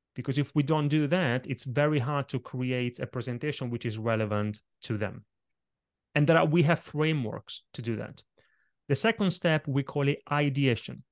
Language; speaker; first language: English; non-native, fluent; Italian